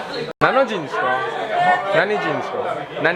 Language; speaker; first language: Japanese; non-native, learner; Sundanese